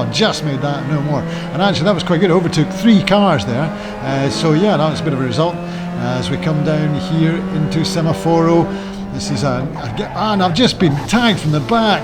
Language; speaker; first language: English; native; English